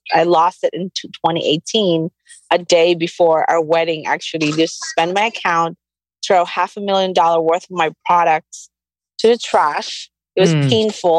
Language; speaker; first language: English; non-native, local second language; Cebuano